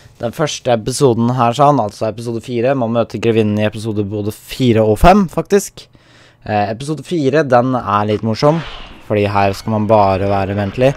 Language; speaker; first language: Norwegian; native; Norwegian